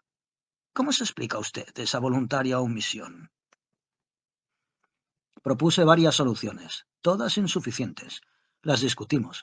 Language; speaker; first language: Spanish; native; Spanish